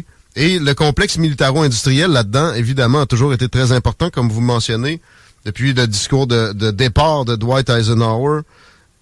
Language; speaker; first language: French; native; French